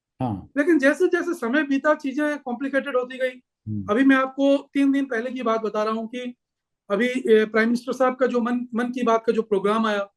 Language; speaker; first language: Hindi; native; Hindi